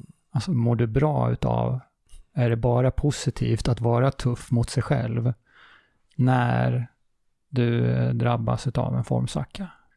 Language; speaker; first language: Swedish; native; Swedish